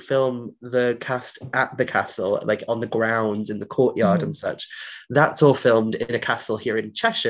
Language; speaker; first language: English; non-native, local second language; Welsh